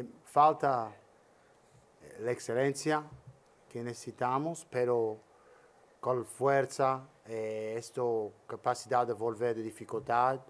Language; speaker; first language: Spanish; non-native, learner; English